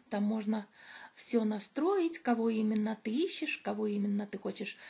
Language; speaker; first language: Russian; native; Russian